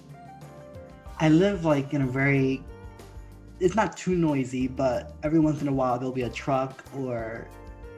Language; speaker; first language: English; native; English